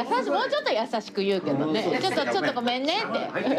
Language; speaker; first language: Japanese; native; Japanese